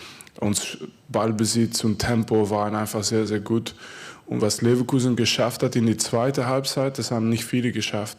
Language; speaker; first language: German; non-native, fluent; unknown